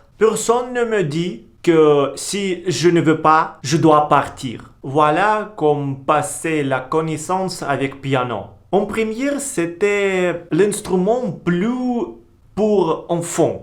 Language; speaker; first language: French; non-native, learner; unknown